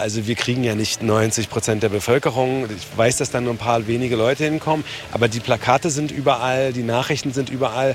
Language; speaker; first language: German; native; German